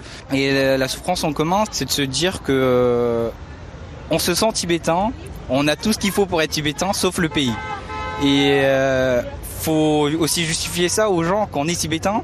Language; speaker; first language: French; early bilingual, other home language; Tibetan